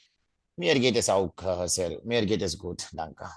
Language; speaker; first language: German; non-native, fluent; Hindi